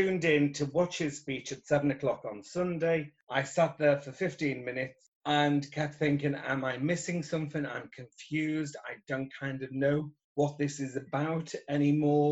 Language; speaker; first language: English; native; English